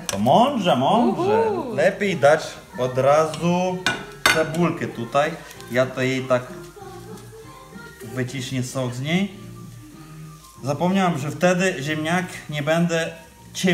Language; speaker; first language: Polish; non-native, fluent; Ukrainian